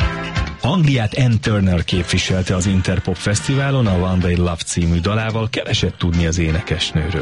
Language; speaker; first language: Hungarian; native; Hungarian